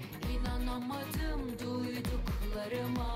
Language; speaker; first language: Turkish; non-native, learner; Korean